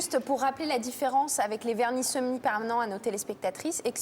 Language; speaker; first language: French; native; French